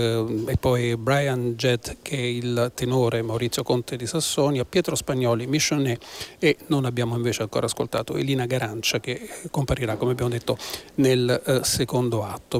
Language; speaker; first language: Italian; native; Italian